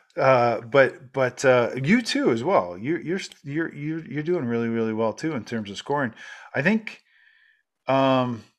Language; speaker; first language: English; native; English